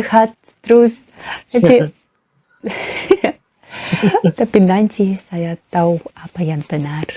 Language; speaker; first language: Indonesian; non-native, learner; Russian